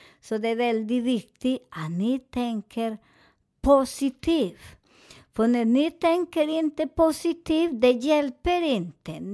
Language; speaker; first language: Swedish; non-native, fluent; Spanish